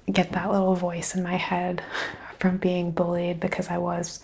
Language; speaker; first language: English; native; English